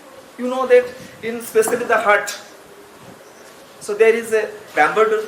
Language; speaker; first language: English; non-native, local second language; Odia